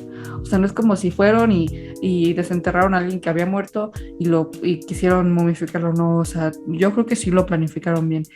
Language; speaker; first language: Spanish; native; Spanish